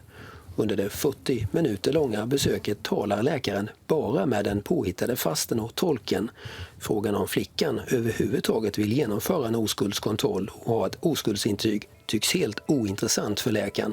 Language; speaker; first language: Swedish; native; Swedish